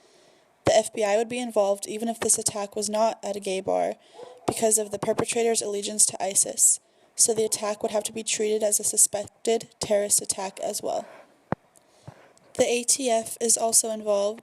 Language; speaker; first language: English; native; English